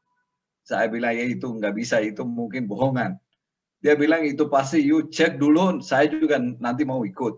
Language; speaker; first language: Indonesian; non-native, learner; Tamil